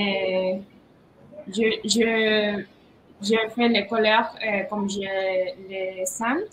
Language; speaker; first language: French; non-native, learner; Spanish